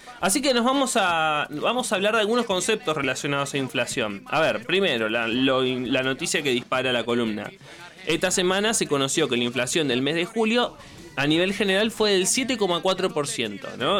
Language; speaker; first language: Spanish; native; Spanish